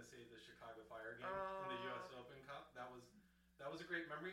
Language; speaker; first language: English; native; English